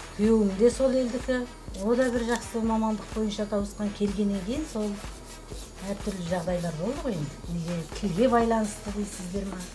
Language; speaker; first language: Kazakh; early bilingual, heritage; Kazakh